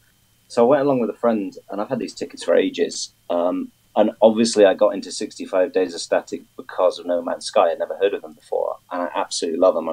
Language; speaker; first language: English; native; English